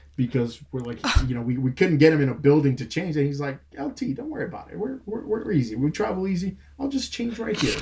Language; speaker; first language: English; non-native, fluent; Spanish